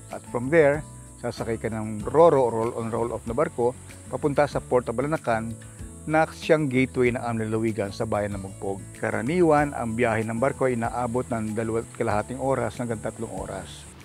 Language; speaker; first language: Filipino; native; Filipino